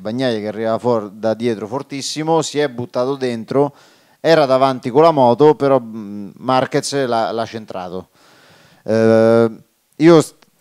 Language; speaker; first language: Italian; native; Italian